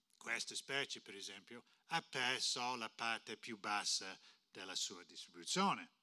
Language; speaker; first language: Italian; non-native, fluent; English